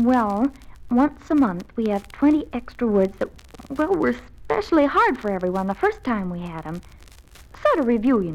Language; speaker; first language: English; native; English